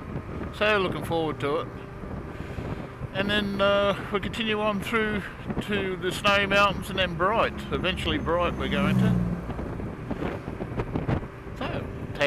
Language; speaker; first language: English; native; English